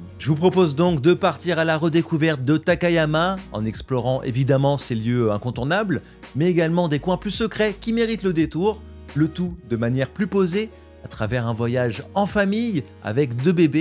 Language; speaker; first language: French; native; French